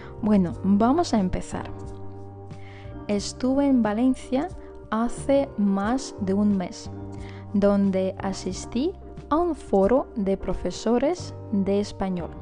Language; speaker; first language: Spanish; non-native, fluent; Russian